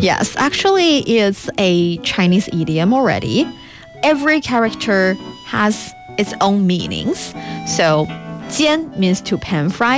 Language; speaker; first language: English; non-native, fluent; Chinese